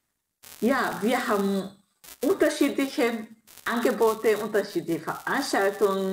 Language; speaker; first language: German; non-native, fluent; Kinyarwanda